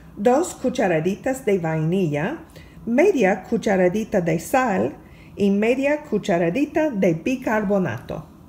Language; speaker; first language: Spanish; non-native, fluent; English